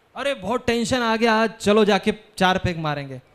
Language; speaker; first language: Hindi; non-native, local second language; Marathi